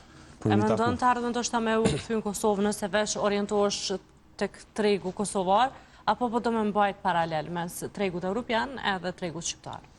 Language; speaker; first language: Albanian; native; Albanian